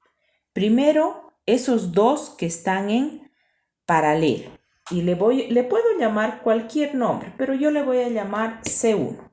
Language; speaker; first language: Spanish; native; Spanish